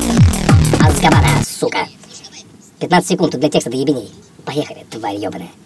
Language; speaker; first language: Russian; native; Russian